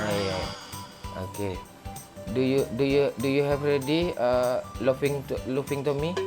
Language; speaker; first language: English; non-native, learner; Indonesian